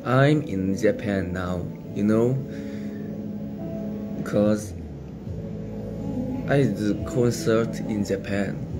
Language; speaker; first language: English; non-native, learner; Korean